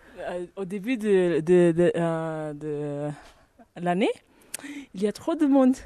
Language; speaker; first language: French; non-native, learner; Tibetan